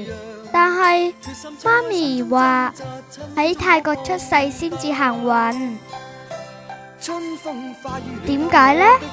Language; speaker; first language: Cantonese; early bilingual, other home language; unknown